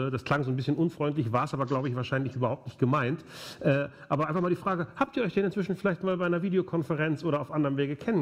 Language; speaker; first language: German; native; German